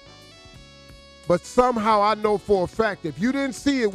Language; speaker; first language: English; native; English